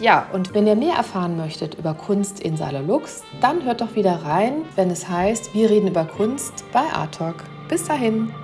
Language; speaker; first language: German; native; German